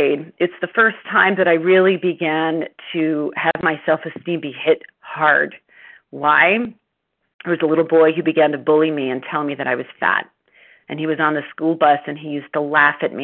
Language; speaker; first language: English; native; English